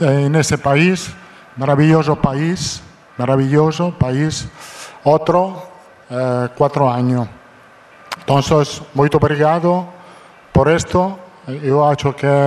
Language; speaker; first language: Portuguese; non-native, fluent; Italian